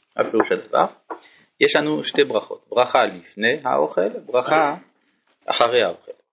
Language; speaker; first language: Hebrew; non-native, fluent; French